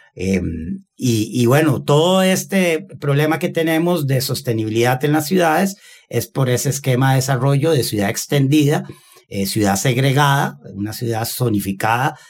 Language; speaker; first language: Spanish; native; Spanish